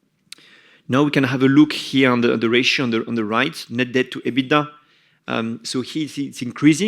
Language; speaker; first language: English; non-native, fluent; French